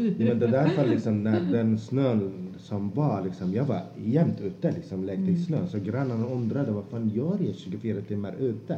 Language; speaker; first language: Swedish; non-native, fluent; Azerbaijani